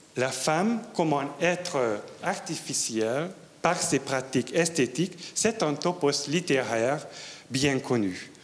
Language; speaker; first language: French; non-native, fluent; Hungarian